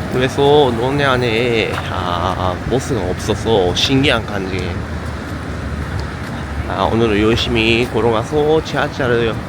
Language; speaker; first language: Korean; non-native, learner; Japanese